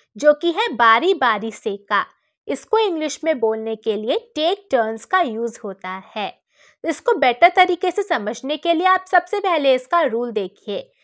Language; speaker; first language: Hindi; native; Hindi